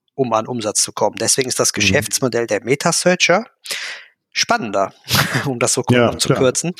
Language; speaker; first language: German; native; German